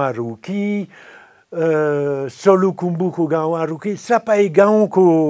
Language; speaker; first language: Nepali; non-native, fluent; French